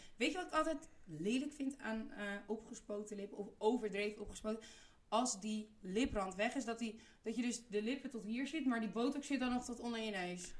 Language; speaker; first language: Dutch; native; Dutch